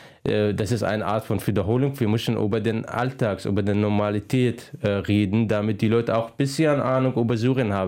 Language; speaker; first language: German; non-native, fluent; Arabic